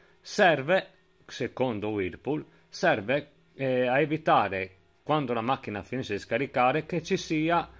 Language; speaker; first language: Italian; native; Italian